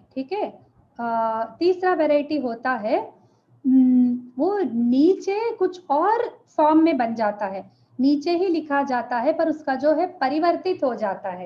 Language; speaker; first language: Hindi; non-native, local second language; Telugu